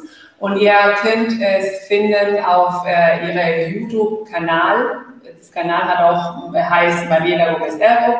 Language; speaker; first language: German; non-native, fluent; Spanish